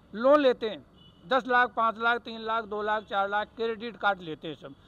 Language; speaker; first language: Hindi; native; Hindi